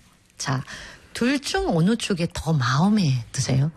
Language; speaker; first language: Korean; native; Korean